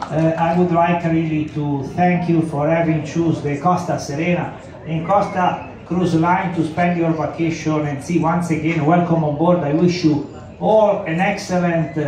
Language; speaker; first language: English; non-native, fluent; Italian